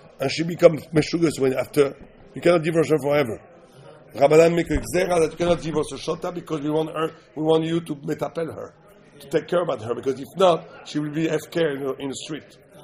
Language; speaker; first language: English; non-native, learner; French